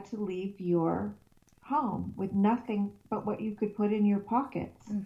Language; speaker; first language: English; native; English